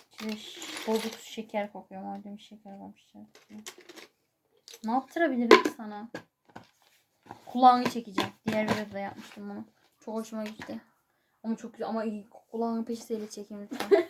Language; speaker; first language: Turkish; native; Turkish